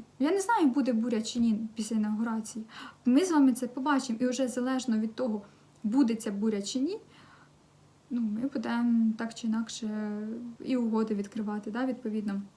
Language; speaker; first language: Ukrainian; non-native, local second language; Russian